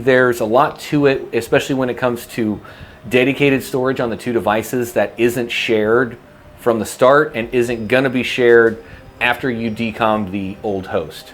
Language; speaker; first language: English; native; English